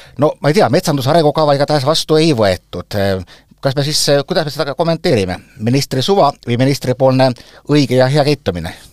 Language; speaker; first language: Estonian; native; Estonian